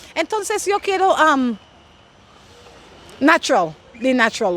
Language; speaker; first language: Spanish; non-native, learner; English